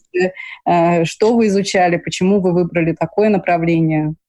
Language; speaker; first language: Russian; native; Russian